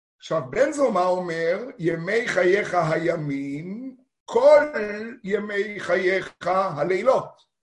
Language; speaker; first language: Hebrew; native; Hebrew